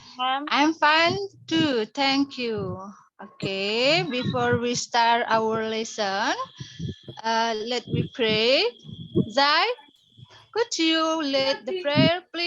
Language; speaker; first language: English; non-native, learner; Indonesian